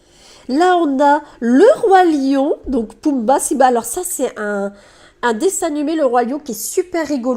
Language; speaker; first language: French; native; French